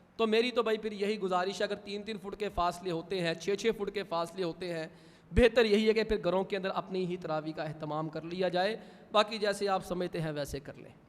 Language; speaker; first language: Urdu; non-native, local second language; Punjabi